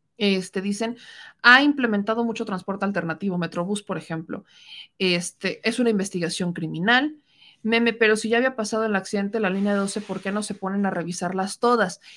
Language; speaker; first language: Spanish; native; Spanish